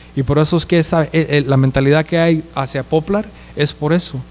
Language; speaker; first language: Spanish; early bilingual, heritage; Spanish